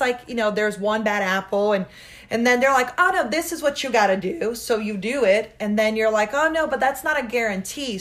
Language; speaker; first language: English; early bilingual, other home language; Portuguese